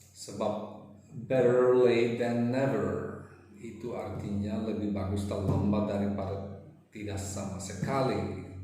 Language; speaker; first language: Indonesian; non-native, fluent; English